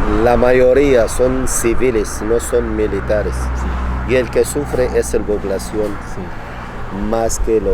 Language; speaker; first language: Spanish; non-native, learner; Arabic